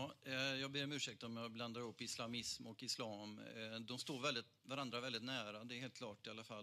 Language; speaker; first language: Swedish; native; Swedish